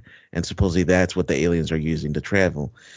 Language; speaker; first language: English; native; English